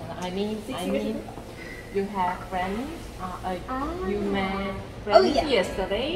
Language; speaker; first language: English; non-native, learner; Korean